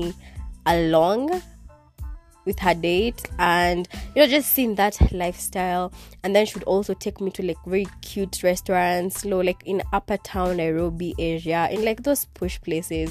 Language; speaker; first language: English; non-native, local second language; Kikuyu